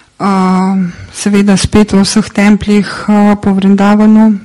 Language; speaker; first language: Slovenian; native; Slovenian